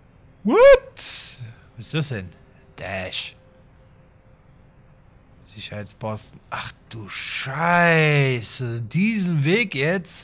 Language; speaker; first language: German; native; German